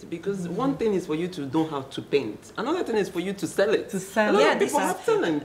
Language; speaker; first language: English; non-native, local second language; Igbo